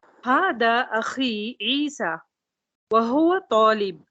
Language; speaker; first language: Arabic; non-native, learner; Tamil